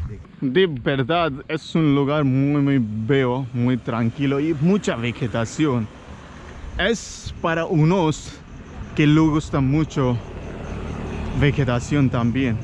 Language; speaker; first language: Spanish; non-native, fluent; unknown